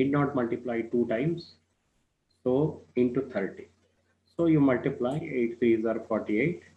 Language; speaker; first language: English; non-native, local second language; Kannada